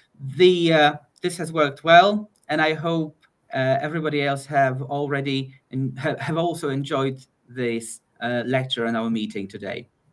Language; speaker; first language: English; non-native, fluent; Polish